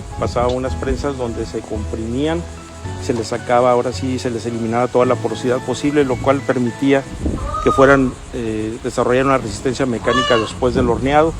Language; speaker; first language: Spanish; native; Spanish